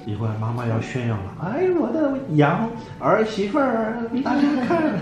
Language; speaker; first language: Chinese; native; Chinese